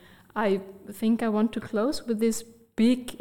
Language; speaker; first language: English; non-native, fluent; German